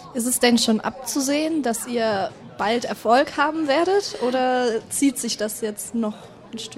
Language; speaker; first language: German; native; German